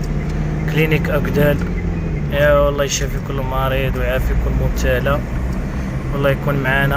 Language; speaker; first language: Arabic; native; Arabic